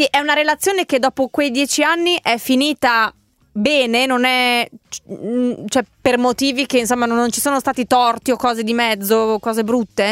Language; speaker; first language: Italian; native; Italian